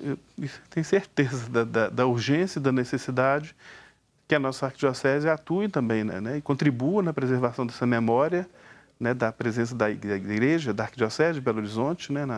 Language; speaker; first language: Portuguese; native; Portuguese